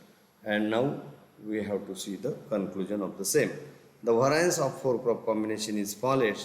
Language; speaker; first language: English; non-native, local second language; Marathi